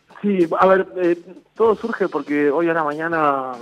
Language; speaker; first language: Spanish; native; Spanish